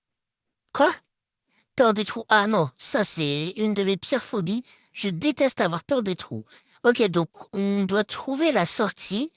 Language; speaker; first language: French; native; French